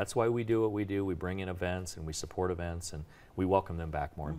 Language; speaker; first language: English; native; English